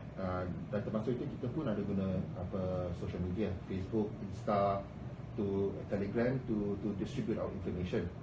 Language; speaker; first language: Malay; non-native, local second language; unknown